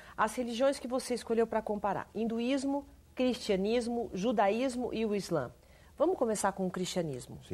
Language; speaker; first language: Portuguese; native; Portuguese